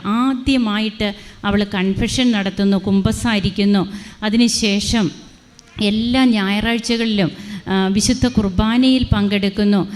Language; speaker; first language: Malayalam; native; Malayalam